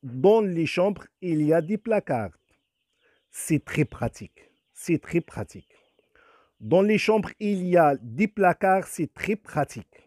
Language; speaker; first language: French; non-native, local second language; Arabic